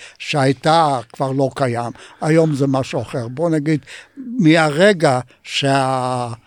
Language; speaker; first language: Hebrew; non-native, fluent; Polish